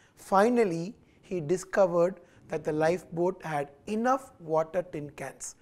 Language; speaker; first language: English; non-native, local second language; Tamil